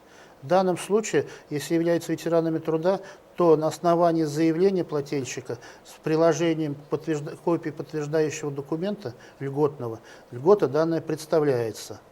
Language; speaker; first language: Russian; native; Russian